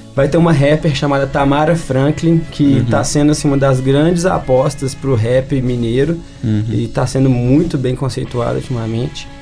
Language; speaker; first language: Portuguese; native; Portuguese